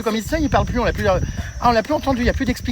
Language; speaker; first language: French; native; French